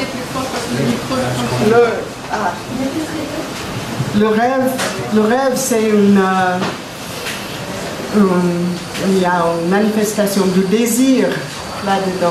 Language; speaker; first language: French; non-native, fluent; English